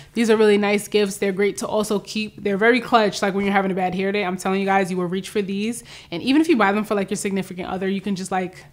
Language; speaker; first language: English; native; English